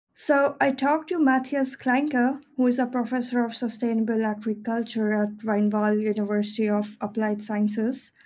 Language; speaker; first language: English; non-native, local second language; Hindi